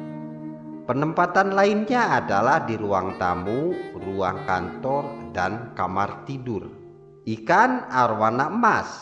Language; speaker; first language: Indonesian; native; Indonesian